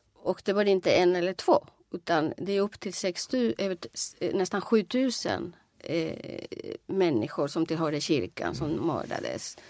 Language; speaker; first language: Swedish; non-native, fluent; Spanish